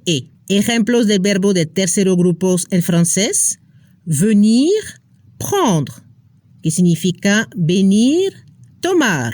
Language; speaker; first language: Spanish; non-native, fluent; French